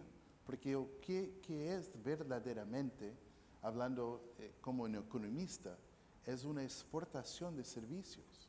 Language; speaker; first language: Spanish; non-native, fluent; English